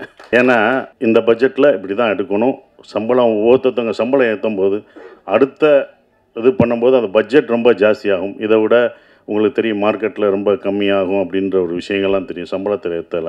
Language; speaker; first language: Tamil; native; Tamil